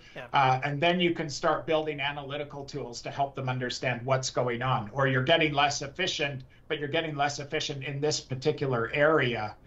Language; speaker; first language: English; native; English